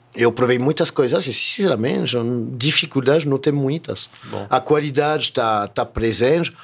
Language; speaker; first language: Portuguese; non-native, fluent; French